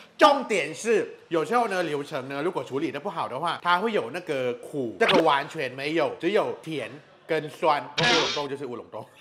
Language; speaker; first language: Chinese; non-native, fluent; Thai